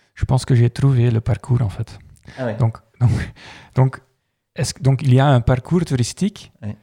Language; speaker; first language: French; non-native, local second language; Dutch